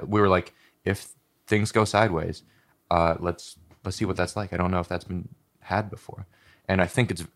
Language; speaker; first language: English; native; English